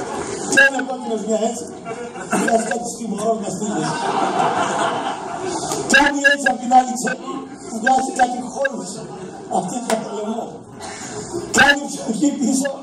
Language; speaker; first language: Greek; native; Greek